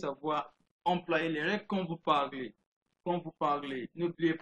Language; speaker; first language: French; non-native, fluent; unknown